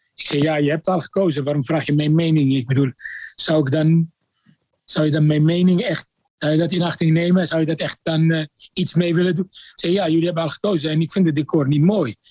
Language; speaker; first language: Dutch; non-native, fluent; Arabic